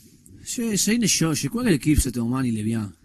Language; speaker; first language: French; non-native, learner; Spanish